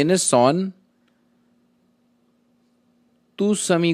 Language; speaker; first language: Spanish; non-native, learner; Hindi